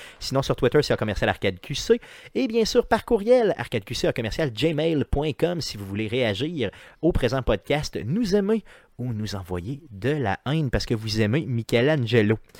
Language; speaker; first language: French; native; French